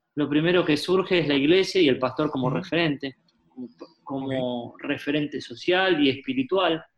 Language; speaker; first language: Spanish; native; Spanish